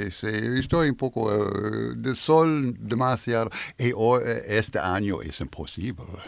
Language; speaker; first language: Spanish; non-native, learner; French